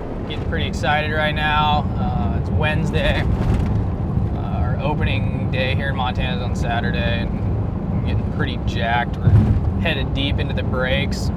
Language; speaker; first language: English; native; English